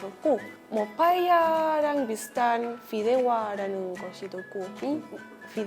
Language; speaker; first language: Korean; non-native, fluent; Spanish